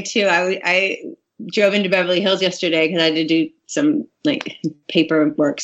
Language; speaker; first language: English; native; English